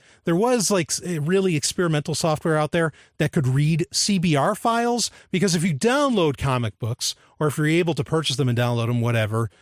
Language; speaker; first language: English; native; English